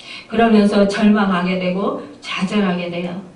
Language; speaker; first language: Korean; native; Korean